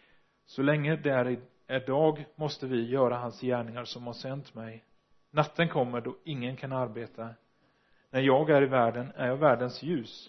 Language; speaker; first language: Swedish; non-native, fluent; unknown